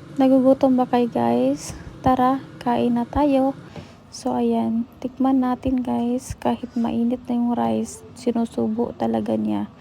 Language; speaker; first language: Filipino; non-native, local second language; Cebuano